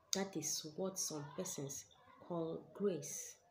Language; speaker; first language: English; non-native, local second language; Igbo